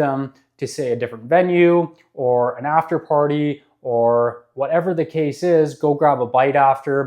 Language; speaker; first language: English; native; English